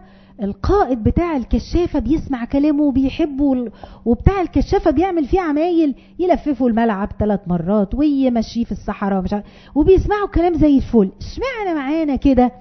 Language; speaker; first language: Arabic; native; Arabic